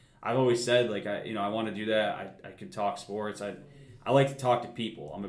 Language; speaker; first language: English; native; English